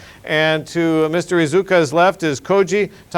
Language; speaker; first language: English; native; English